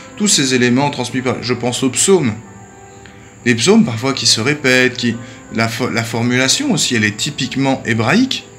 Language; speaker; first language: French; native; French